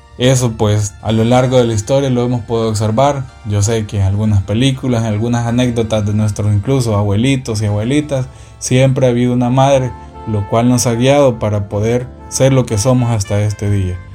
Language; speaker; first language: Spanish; native; Spanish